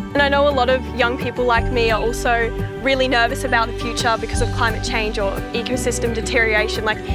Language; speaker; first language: English; native; English